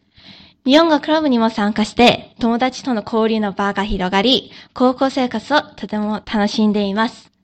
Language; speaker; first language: Japanese; non-native, learner; Korean